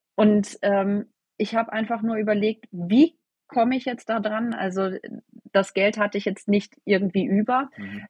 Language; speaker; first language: German; native; German